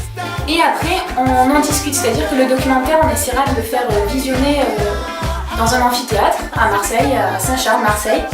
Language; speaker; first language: French; native; French